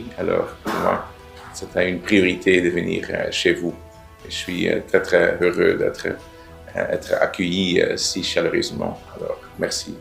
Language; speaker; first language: French; non-native, local second language; Dutch